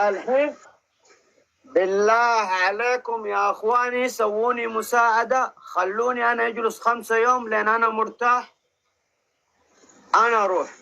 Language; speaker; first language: Arabic; non-native, learner; Oromo